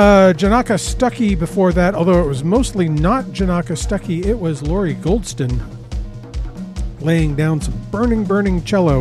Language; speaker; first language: English; native; English